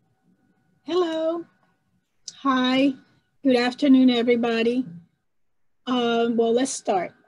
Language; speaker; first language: English; non-native, fluent; Spanish